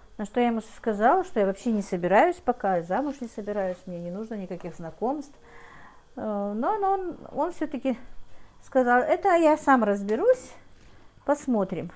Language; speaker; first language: Russian; non-native, local second language; Ingush